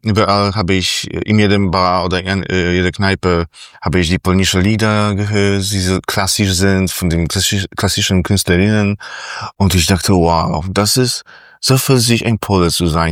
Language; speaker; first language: German; non-native, fluent; Polish